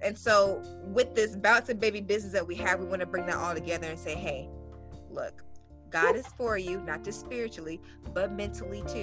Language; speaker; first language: English; native; English